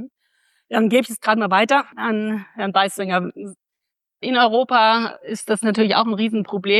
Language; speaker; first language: German; native; German